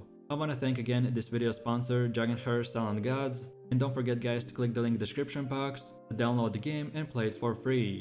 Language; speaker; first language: English; non-native, fluent; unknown